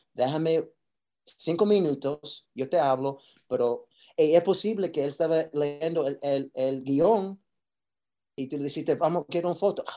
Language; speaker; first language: Spanish; early bilingual, heritage; Spanish